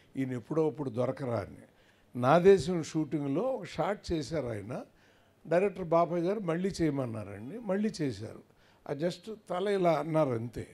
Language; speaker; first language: Telugu; native; Telugu